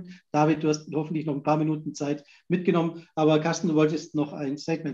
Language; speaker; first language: German; native; German